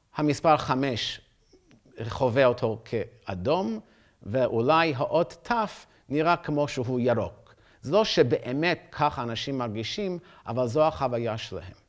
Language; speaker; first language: Hebrew; non-native, fluent; English